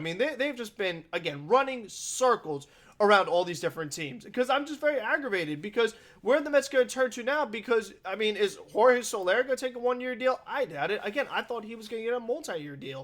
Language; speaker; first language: English; native; English